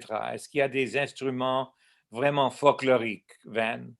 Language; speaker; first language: French; non-native, local second language; English